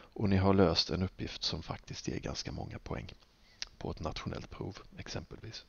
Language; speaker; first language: Swedish; native; Swedish